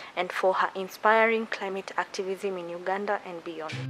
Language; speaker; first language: English; non-native, local second language; Kalenjin